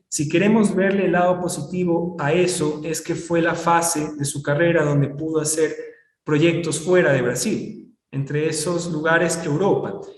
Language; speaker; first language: Spanish; native; Spanish